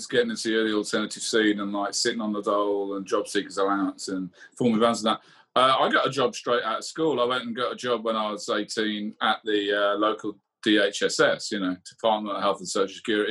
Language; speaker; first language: English; native; English